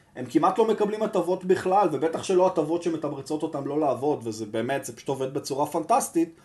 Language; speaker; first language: Hebrew; native; Hebrew